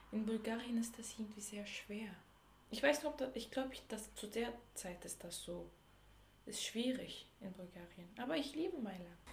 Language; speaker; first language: German; early bilingual, other home language; Turkish